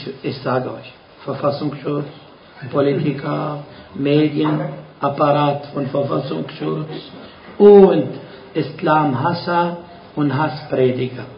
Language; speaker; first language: German; non-native, fluent; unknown